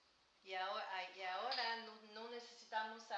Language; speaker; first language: Spanish; non-native, learner; English